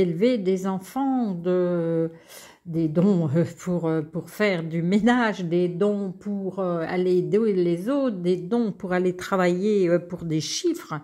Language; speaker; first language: French; native; French